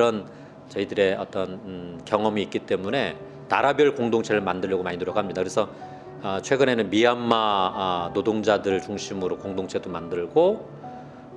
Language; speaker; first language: Korean; native; Korean